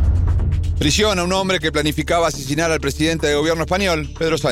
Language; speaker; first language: Spanish; native; Spanish